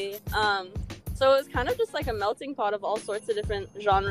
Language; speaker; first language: English; native; English